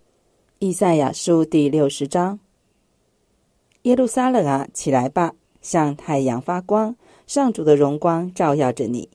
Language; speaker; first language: Chinese; native; Chinese